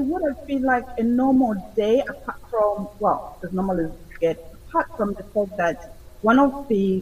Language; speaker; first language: English; non-native, local second language; Shona